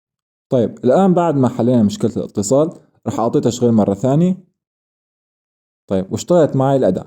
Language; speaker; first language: Arabic; native; Arabic